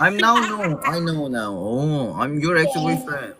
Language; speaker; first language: English; non-native, learner; Korean